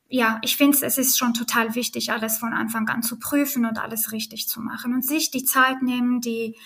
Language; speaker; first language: German; non-native, fluent; Armenian